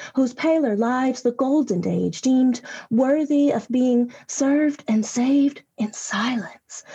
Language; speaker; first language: English; native; English